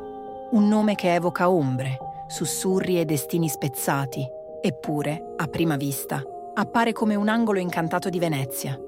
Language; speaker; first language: Italian; native; Italian